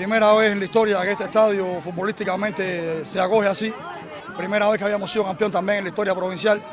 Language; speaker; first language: Spanish; native; Spanish